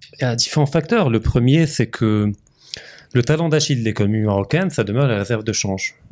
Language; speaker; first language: French; non-native, local second language; Arabic